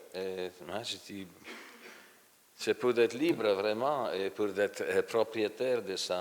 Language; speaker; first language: French; non-native, fluent; Polish